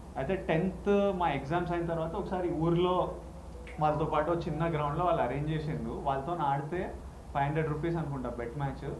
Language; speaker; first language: Telugu; native; Telugu